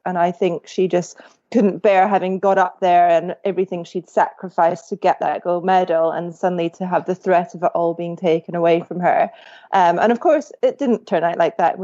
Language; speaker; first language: English; native; English